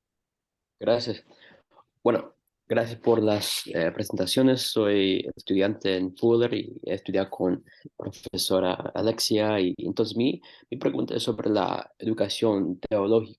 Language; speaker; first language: Spanish; non-native, fluent; English